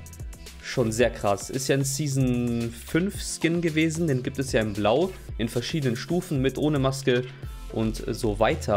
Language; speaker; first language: German; native; German